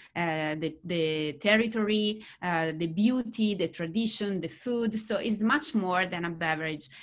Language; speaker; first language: English; non-native, fluent; Italian